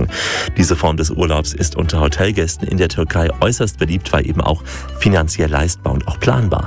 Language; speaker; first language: German; native; German